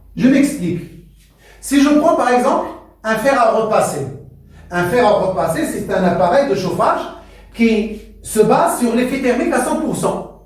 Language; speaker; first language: French; non-native, local second language; Arabic